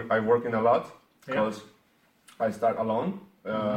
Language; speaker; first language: English; non-native, learner; Portuguese